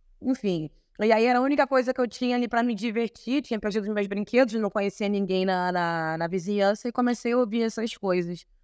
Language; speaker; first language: Portuguese; native; Portuguese